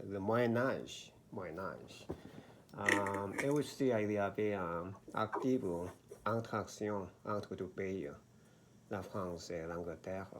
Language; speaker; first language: French; non-native, learner; Korean